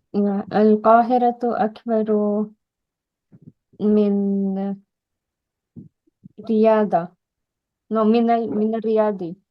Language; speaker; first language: Arabic; non-native, learner; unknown